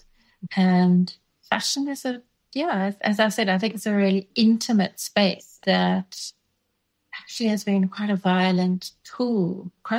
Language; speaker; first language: English; non-native, local second language; Dutch